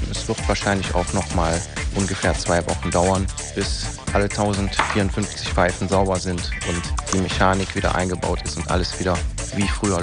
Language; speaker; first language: German; native; German